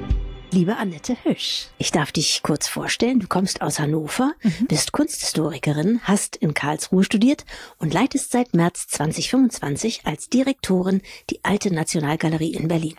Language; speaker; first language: German; native; German